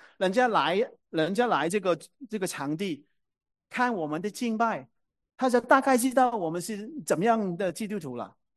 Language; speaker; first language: Chinese; non-native, local second language; Cantonese